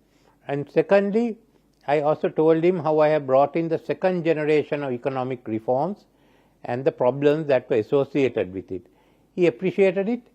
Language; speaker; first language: English; non-native, local second language; Sinhala